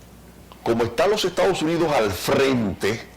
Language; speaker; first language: Spanish; native; Spanish